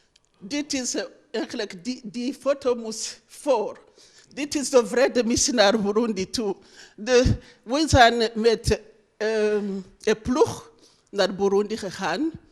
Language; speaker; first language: Dutch; non-native, learner; Rundi